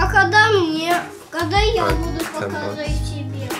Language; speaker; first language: Russian; early bilingual, heritage; Russian